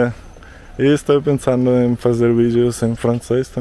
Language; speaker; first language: Portuguese; non-native, learner; Russian